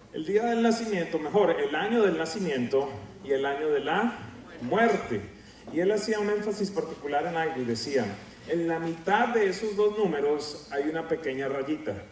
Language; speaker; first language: Spanish; native; Spanish